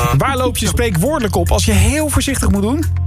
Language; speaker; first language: Dutch; native; Dutch